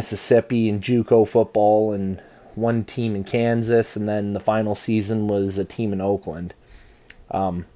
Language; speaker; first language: English; native; English